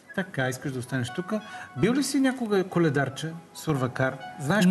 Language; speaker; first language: Bulgarian; native; Bulgarian